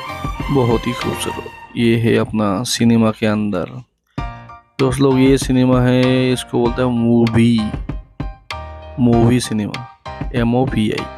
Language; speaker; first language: Hindi; non-native, local second language; Assamese